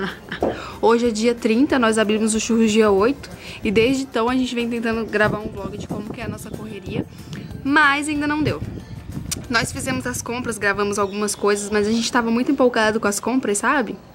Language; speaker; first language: Portuguese; native; Portuguese